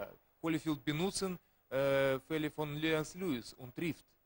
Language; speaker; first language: German; non-native, learner; Russian